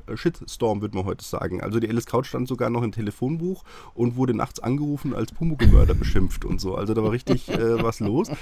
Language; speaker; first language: German; native; German